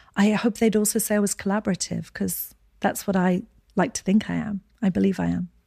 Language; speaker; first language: English; native; English